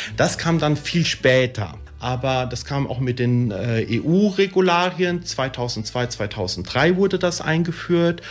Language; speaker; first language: German; early bilingual, other home language; Italian